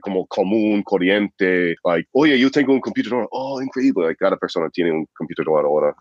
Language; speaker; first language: Spanish; non-native, fluent; English